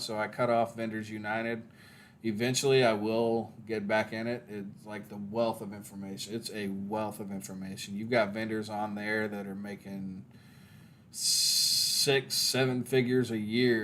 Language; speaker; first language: English; native; English